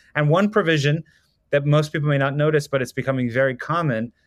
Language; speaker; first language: English; non-native, fluent; Persian